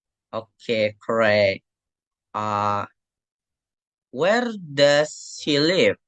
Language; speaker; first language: English; non-native, fluent; Indonesian